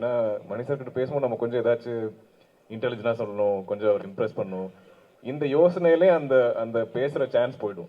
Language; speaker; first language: Tamil; non-native, local second language; Malayalam